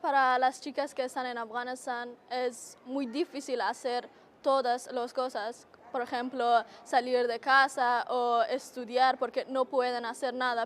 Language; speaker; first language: Spanish; non-native, learner; Persian